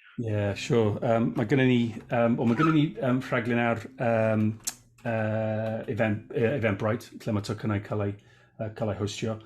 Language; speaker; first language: Welsh; non-native, local second language; English